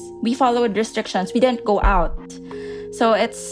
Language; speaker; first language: English; non-native, local second language; Filipino